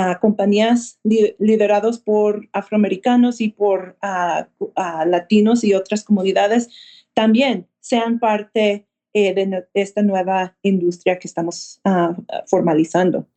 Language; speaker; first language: Spanish; early bilingual, heritage; Spanish